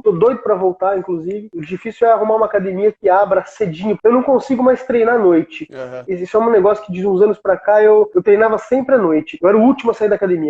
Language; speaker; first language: Portuguese; native; Portuguese